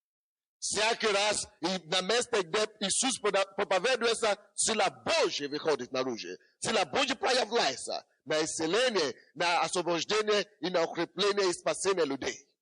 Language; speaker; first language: Russian; non-native, fluent; Yoruba